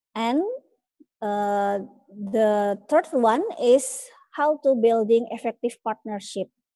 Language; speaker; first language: English; non-native, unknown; Indonesian